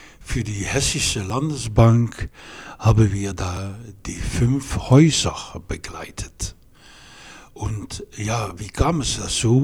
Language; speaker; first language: German; non-native, fluent; Dutch